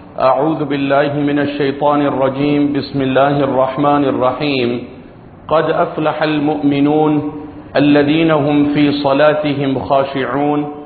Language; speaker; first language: Urdu; non-native, local second language; Gujarati